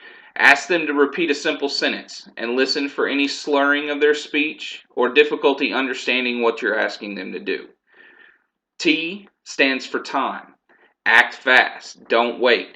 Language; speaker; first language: English; native; English